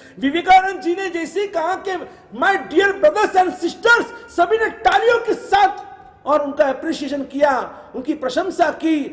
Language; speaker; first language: Hindi; non-native, local second language; Gujarati